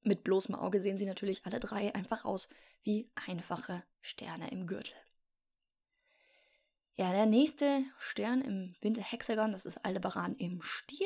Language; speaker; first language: German; native; German